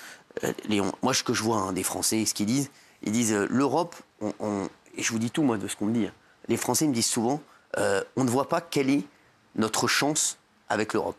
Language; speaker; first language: French; native; French